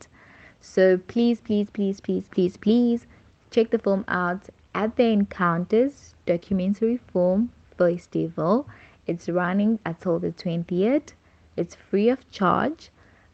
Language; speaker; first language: English; non-native, local second language; Zulu